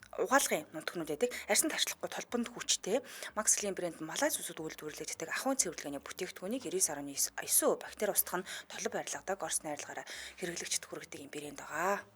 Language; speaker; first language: Mongolian; native; Mongolian